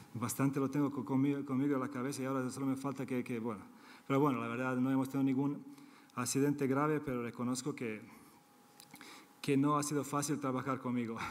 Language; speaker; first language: Spanish; non-native, fluent; Serbian